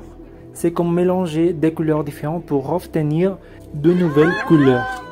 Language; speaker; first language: French; non-native, fluent; Spanish